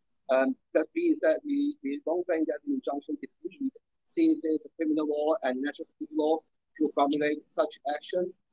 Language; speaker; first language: English; non-native, local second language; Cantonese